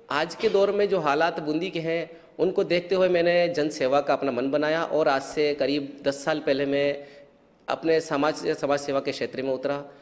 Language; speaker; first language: Hindi; native; Hindi